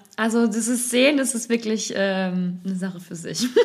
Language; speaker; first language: German; native; German